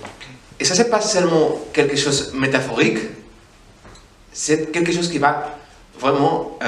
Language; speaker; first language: French; non-native, fluent; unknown